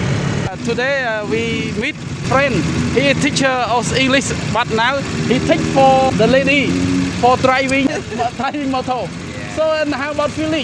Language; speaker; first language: English; non-native, learner; Khmer